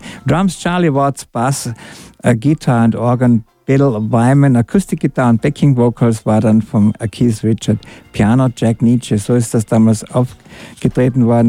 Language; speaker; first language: German; native; German